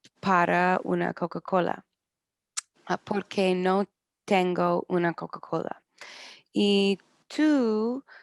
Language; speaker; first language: Spanish; non-native, learner; English